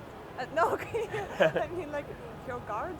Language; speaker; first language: English; non-native, fluent; Russian